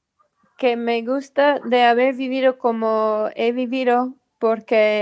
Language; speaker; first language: Spanish; non-native, fluent; English